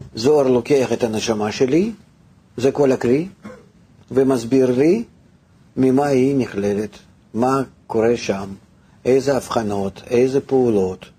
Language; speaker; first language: Hebrew; non-native, fluent; Russian